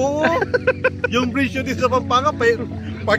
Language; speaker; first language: Filipino; native; Filipino